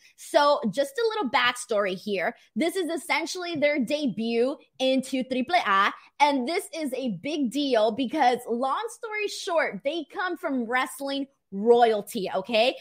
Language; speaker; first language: English; early bilingual, other home language; Spanish